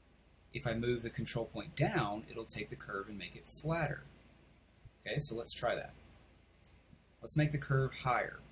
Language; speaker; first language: English; native; English